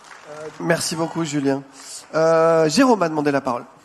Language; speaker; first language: French; native; French